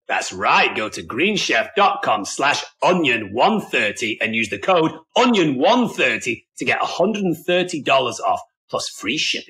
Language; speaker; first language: English; native; English